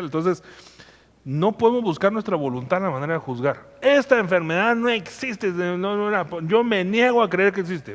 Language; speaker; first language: Spanish; native; Spanish